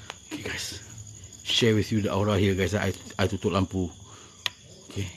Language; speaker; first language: English; non-native, local second language; Malay